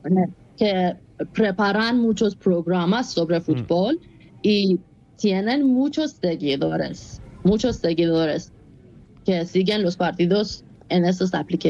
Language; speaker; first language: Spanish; non-native, fluent; Persian